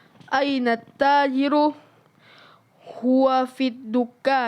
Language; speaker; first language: Arabic; non-native, learner; Indonesian